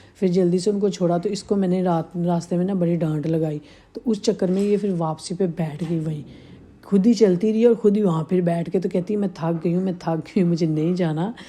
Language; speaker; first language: Urdu; native; Urdu